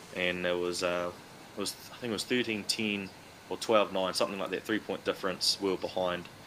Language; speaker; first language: English; native; English